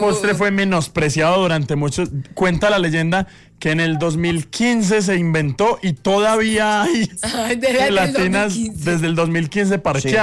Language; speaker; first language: Spanish; native; Spanish